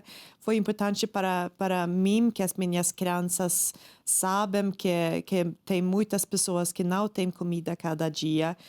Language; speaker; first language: Portuguese; non-native, fluent; Swedish